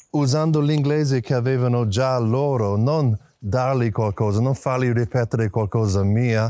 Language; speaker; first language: Italian; non-native, fluent; English